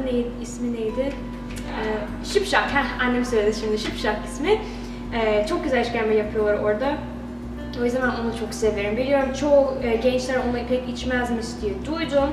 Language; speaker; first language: Turkish; early bilingual, heritage; Turkish